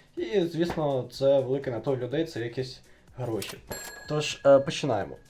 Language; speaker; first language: Ukrainian; non-native, local second language; Russian